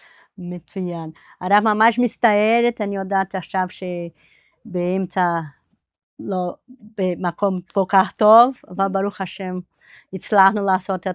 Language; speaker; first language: Hebrew; non-native, fluent; Portuguese